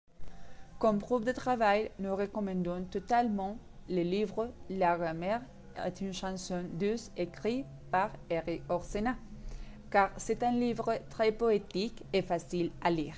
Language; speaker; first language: French; non-native, learner; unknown